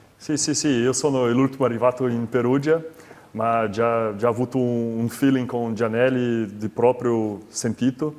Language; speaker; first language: Italian; non-native, learner; Portuguese